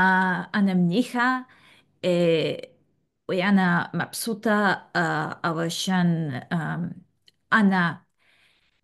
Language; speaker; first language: Arabic; non-native, learner; Serbian